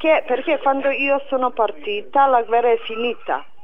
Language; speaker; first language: Italian; non-native, fluent; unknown